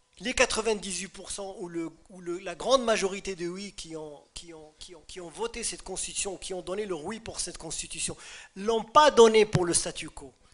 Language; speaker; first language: French; non-native, local second language; Arabic